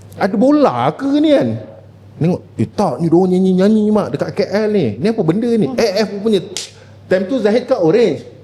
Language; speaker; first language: Malay; native; Malay